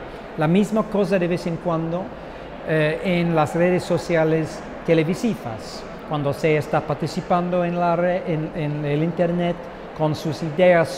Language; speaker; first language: Spanish; non-native, fluent; English